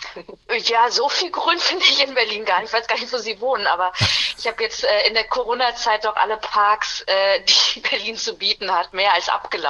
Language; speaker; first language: German; native; German